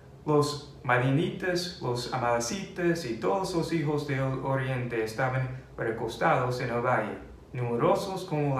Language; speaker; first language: Spanish; non-native, fluent; English